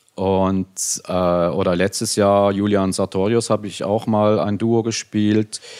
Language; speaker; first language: German; native; German